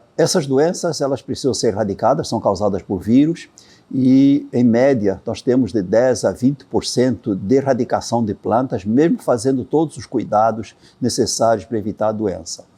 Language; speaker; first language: Portuguese; native; Portuguese